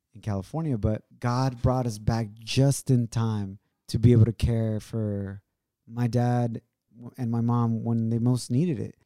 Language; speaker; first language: English; early bilingual, other home language; Spanish